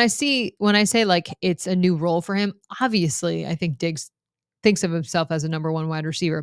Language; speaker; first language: English; native; English